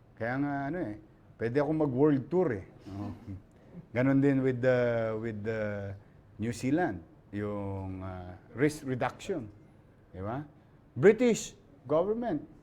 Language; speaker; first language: Filipino; native; Filipino